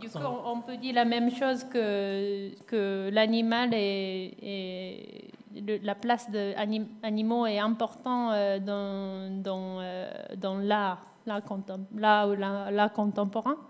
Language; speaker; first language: French; non-native, fluent; Japanese